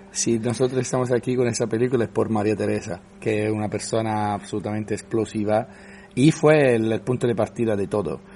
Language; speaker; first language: Spanish; non-native, fluent; Italian